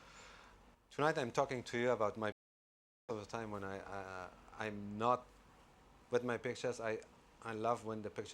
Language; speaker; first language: English; non-native, fluent; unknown